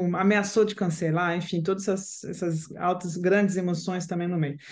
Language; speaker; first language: Portuguese; non-native, fluent; French